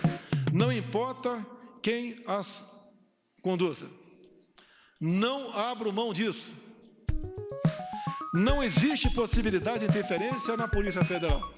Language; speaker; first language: Portuguese; native; Portuguese